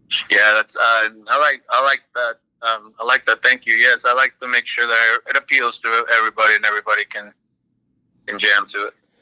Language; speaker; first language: English; early bilingual, other home language; Spanish